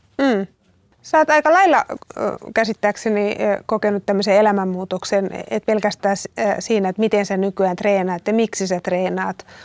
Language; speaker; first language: Finnish; native; Finnish